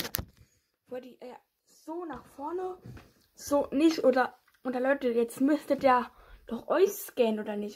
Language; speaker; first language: German; native; German